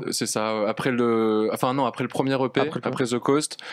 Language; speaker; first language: French; native; French